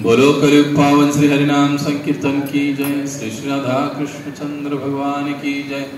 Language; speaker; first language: Hindi; non-native, local second language; Marathi